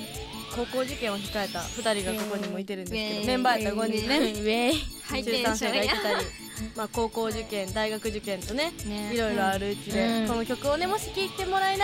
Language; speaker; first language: Japanese; native; Japanese